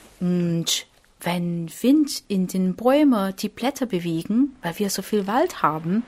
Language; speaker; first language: German; non-native, fluent; Portuguese